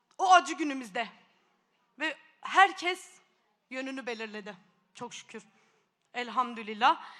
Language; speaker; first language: Turkish; native; Turkish